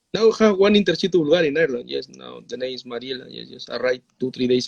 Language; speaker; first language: English; non-native, learner; Spanish